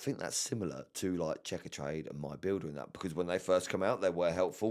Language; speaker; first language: English; native; English